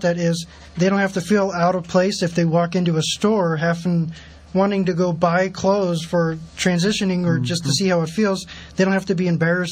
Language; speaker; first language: English; native; English